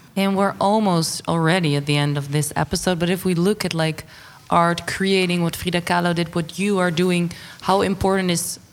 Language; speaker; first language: English; non-native, fluent; Dutch